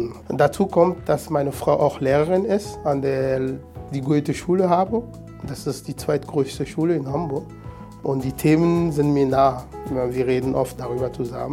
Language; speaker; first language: German; non-native, fluent; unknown